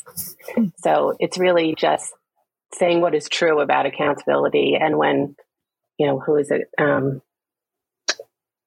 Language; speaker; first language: English; native; English